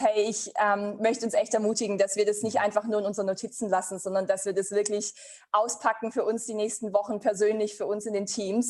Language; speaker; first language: German; native; German